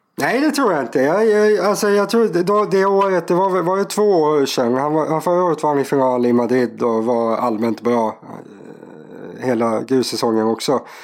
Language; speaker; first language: Swedish; native; Swedish